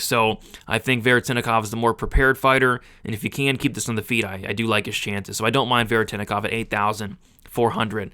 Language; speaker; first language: English; native; English